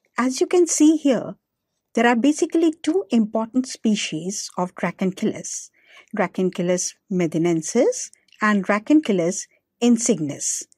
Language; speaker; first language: English; non-native, local second language; Hindi